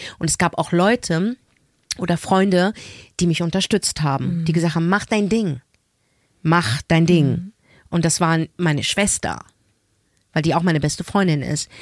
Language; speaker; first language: German; early bilingual, other home language; Arabic